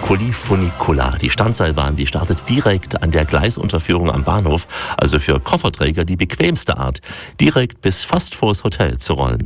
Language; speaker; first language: German; native; German